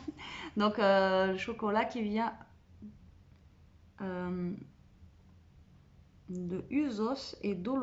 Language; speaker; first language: French; native; French